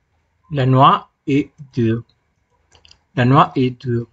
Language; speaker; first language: French; non-native, fluent; Spanish